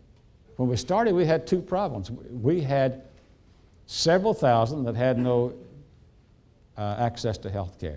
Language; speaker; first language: English; native; English